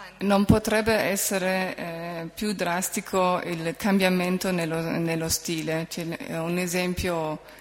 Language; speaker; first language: Italian; non-native, fluent; German